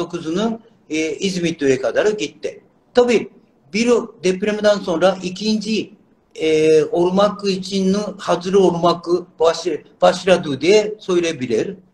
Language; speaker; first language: Turkish; non-native, learner; Japanese